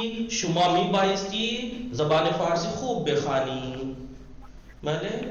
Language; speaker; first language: Persian; non-native, fluent; Urdu